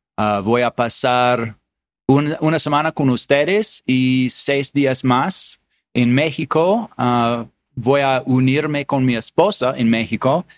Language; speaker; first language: Spanish; non-native, learner; English